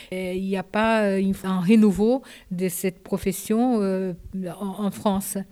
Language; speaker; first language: French; non-native, fluent; Japanese